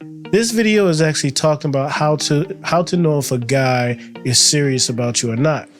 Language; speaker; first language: English; native; English